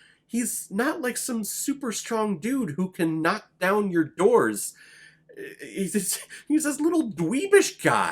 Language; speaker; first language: English; native; English